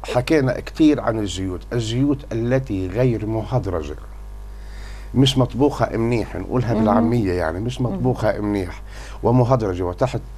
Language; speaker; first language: Arabic; native; Arabic